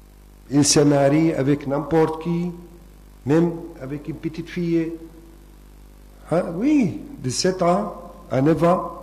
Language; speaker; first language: French; non-native, fluent; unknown